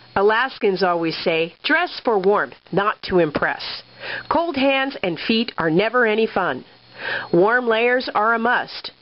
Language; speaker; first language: English; native; English